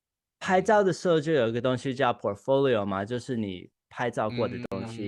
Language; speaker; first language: Chinese; early bilingual, heritage; Chinese